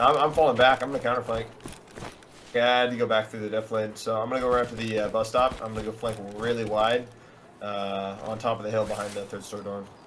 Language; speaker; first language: English; native; English